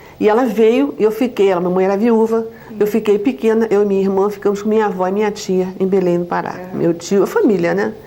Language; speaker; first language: Portuguese; native; Portuguese